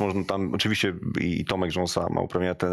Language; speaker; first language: Polish; native; Polish